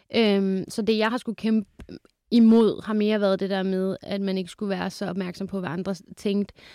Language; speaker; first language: Danish; early bilingual, other home language; Kurdish